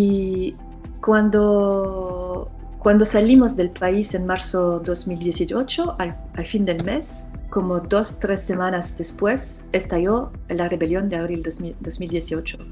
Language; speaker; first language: Spanish; non-native, fluent; French